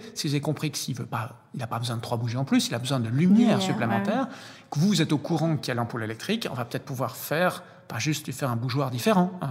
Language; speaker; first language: French; native; French